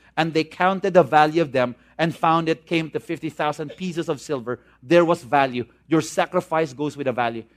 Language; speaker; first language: English; non-native, local second language; Cebuano